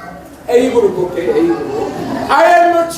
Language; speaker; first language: English; non-native, learner; Korean